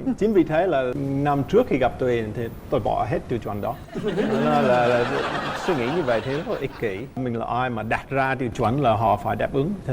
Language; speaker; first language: Vietnamese; non-native, fluent; English